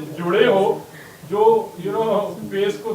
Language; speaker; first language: Hindi; native; Hindi